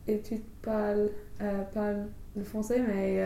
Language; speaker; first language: French; non-native, learner; English